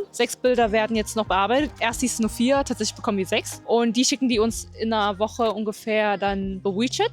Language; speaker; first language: German; native; German